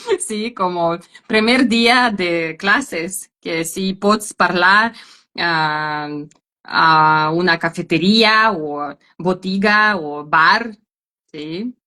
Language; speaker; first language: Catalan; non-native, learner; Russian